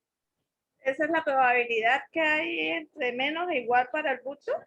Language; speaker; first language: Spanish; native; Spanish